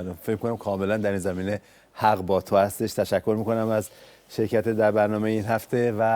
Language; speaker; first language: Persian; native; Persian